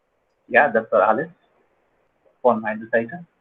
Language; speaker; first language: German; non-native, fluent; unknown